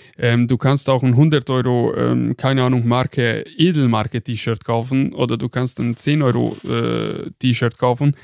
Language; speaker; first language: German; non-native, fluent; Hungarian